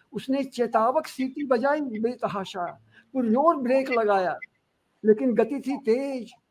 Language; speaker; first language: Hindi; native; Hindi